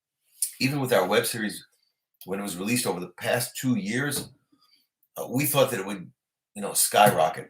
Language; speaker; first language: English; native; English